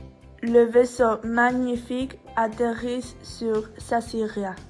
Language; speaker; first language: French; non-native, learner; Spanish